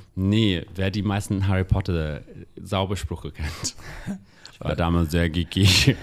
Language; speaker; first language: German; non-native, fluent; English